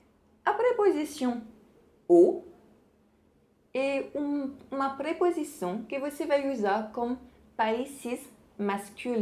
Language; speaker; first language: Portuguese; non-native, fluent; French